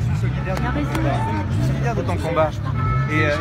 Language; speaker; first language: French; native; French